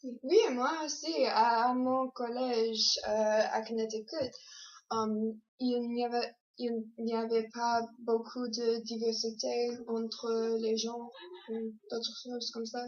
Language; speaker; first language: French; non-native, learner; English